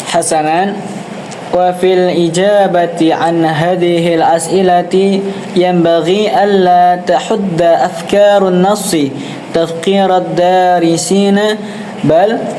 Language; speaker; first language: Arabic; non-native, learner; Indonesian